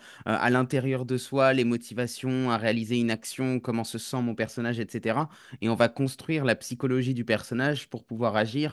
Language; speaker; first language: French; native; French